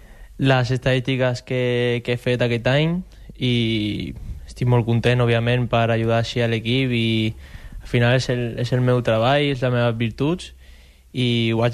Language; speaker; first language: Catalan; non-native, local second language; Spanish